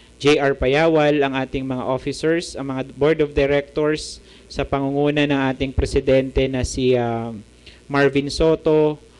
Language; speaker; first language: Filipino; native; Filipino